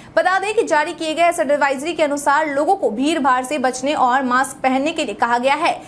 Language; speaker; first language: Hindi; native; Hindi